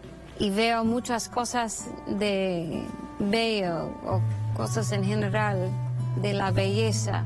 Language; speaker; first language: Spanish; non-native, fluent; English